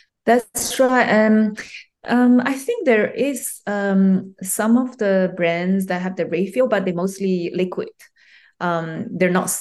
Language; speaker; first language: English; non-native, fluent; Chinese